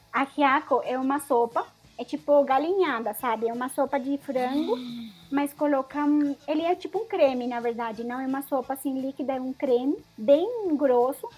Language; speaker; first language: Portuguese; non-native, fluent; Spanish